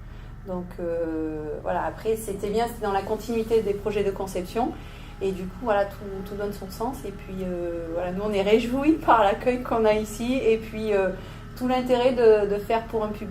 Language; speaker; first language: French; native; French